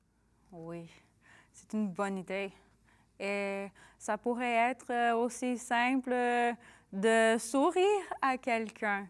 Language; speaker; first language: French; non-native, learner; English